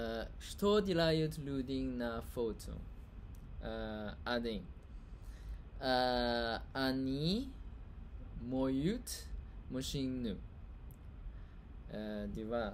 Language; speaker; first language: Russian; non-native, learner; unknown